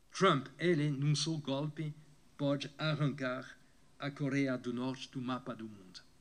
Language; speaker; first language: Portuguese; non-native, fluent; French